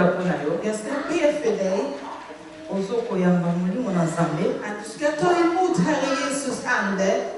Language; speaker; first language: Swedish; non-native, fluent; Lingala